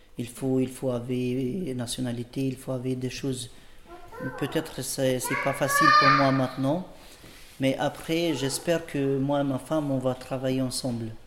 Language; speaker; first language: French; non-native, learner; Albanian